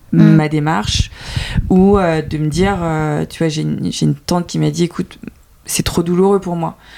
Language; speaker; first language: French; early bilingual, other home language; Vietnamese